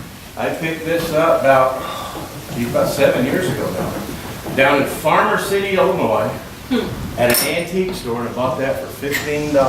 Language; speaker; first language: English; native; English